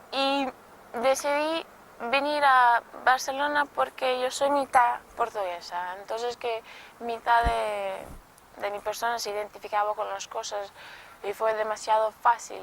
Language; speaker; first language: Spanish; non-native, local second language; Portuguese